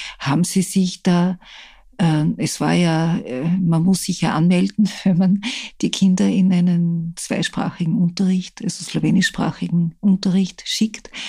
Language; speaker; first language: German; native; German